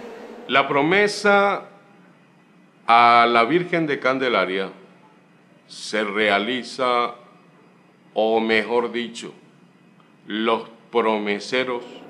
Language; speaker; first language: Spanish; native; Spanish